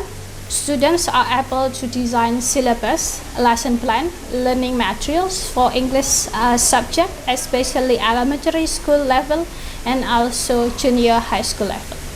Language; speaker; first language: English; non-native, fluent; Indonesian